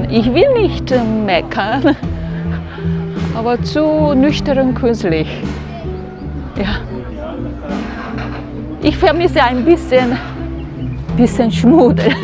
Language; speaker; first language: German; non-native, fluent; Korean